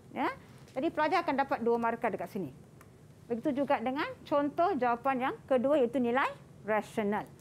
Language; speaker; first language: Malay; non-native, local second language; Tamil